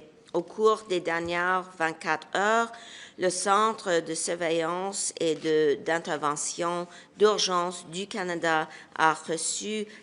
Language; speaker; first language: French; non-native, local second language; English